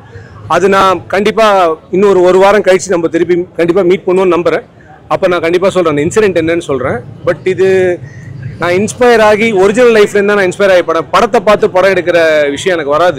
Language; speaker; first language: Tamil; native; Tamil